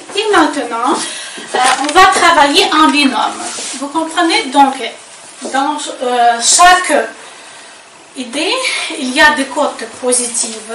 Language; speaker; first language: French; non-native, fluent; Ukrainian